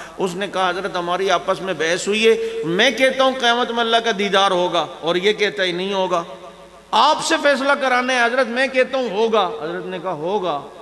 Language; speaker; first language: Urdu; non-native, local second language; Punjabi